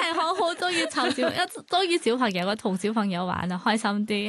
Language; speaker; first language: Cantonese; non-native, fluent; Thai